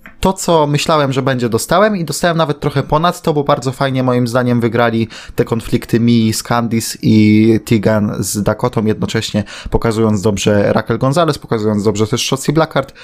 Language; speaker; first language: Polish; native; Polish